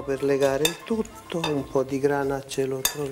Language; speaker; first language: Italian; native; Italian